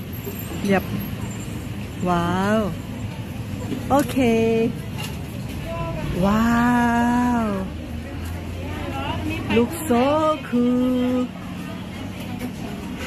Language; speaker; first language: English; non-native, learner; Thai